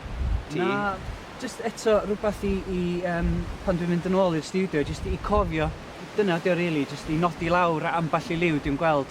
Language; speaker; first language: Welsh; native; Welsh